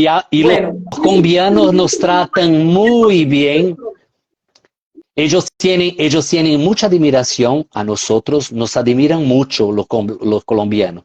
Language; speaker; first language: Spanish; non-native, fluent; Portuguese